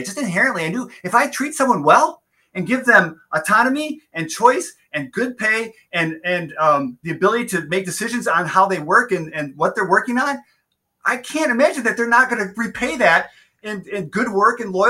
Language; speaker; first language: English; native; English